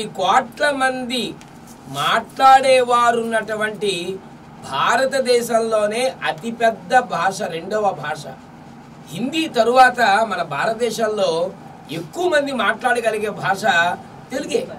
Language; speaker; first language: Telugu; native; Telugu